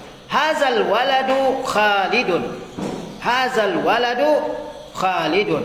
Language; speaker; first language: Arabic; non-native, fluent; Indonesian